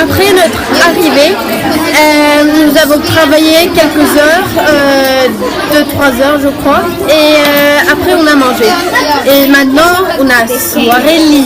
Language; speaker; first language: French; non-native, learner; Swedish